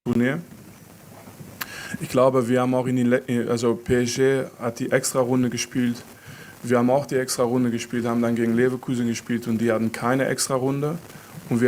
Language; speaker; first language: German; non-native, fluent; French